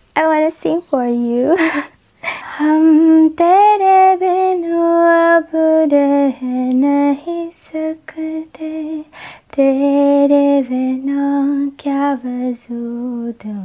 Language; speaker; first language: English; non-native, local second language; Nepali